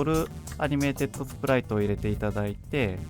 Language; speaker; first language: Japanese; native; Japanese